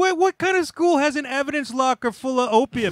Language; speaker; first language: English; native; English